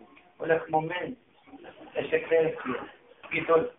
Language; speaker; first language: German; non-native, fluent; Arabic